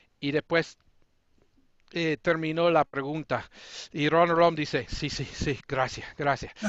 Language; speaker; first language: Spanish; non-native, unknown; English